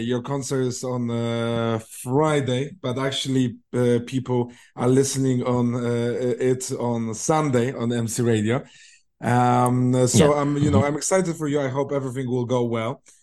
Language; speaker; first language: English; non-native, fluent; Polish